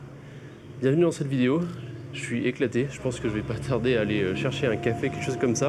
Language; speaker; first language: French; native; French